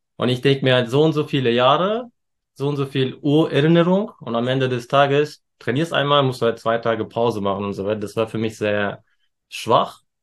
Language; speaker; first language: German; early bilingual, other home language; Turkish